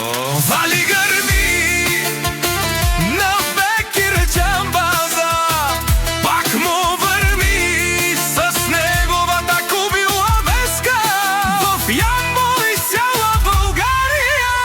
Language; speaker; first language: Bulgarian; non-native, local second language; Romany